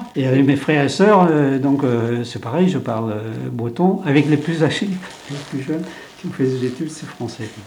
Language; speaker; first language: French; non-native, local second language; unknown